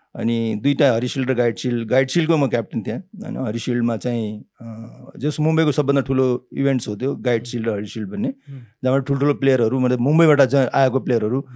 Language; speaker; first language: Nepali; early bilingual, heritage; Nepali